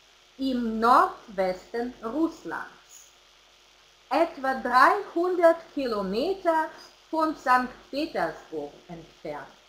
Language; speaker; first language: German; non-native, learner; Russian